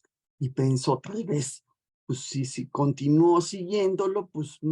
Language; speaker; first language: Spanish; native; Spanish